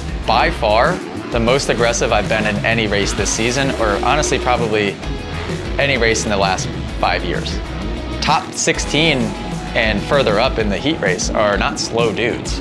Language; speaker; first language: English; native; English